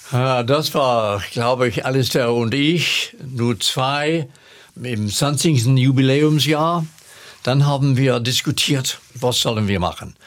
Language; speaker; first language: German; non-native, learner; English